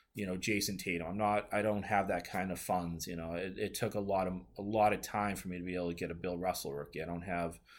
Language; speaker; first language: English; native; English